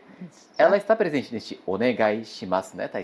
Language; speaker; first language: Portuguese; native; Portuguese